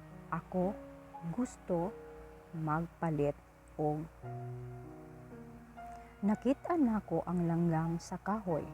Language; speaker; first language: Cebuano; non-native, learner; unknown